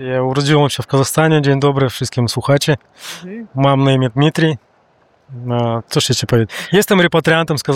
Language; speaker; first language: Polish; non-native, learner; Russian